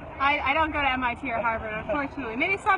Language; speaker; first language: English; native; English